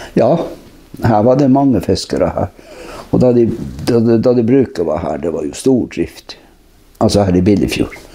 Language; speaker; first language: Norwegian; native; Norwegian